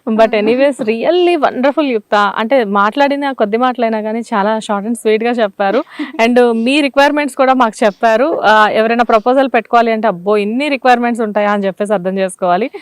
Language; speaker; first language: Telugu; native; Telugu